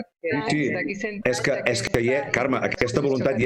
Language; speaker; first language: Catalan; native; Catalan